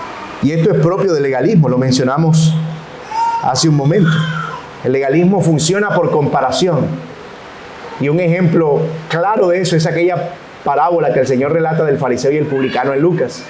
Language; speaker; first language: Spanish; native; Spanish